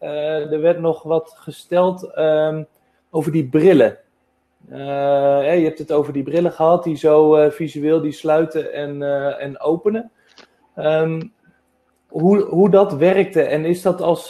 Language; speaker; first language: Dutch; native; Dutch